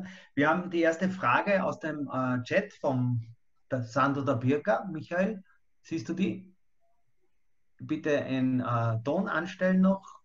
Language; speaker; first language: German; native; German